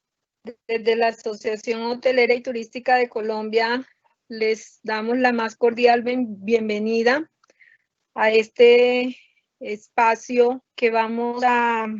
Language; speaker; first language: Spanish; native; Spanish